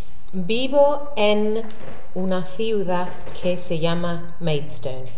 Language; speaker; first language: Spanish; non-native, learner; English